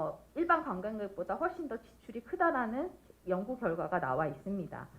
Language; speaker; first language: Korean; native; Korean